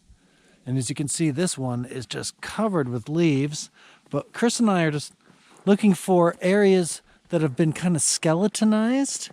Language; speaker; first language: English; native; English